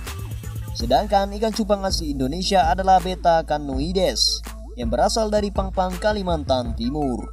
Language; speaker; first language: Indonesian; native; Indonesian